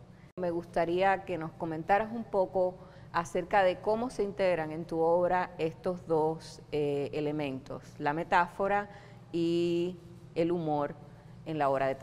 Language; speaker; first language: Spanish; native; Spanish